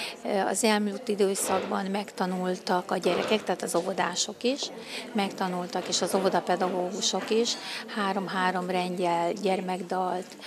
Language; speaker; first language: Hungarian; native; Hungarian